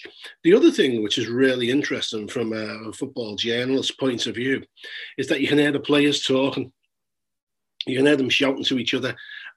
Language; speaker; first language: English; native; English